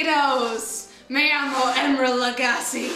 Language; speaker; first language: Spanish; non-native, learner; English